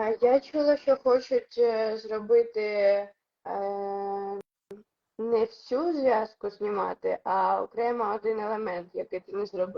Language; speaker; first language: Ukrainian; non-native, local second language; Russian